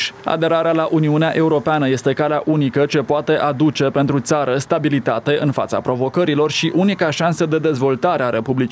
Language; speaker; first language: Romanian; native; Romanian